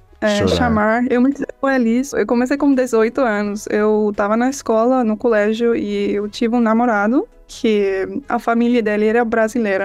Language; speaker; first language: Portuguese; non-native, fluent; English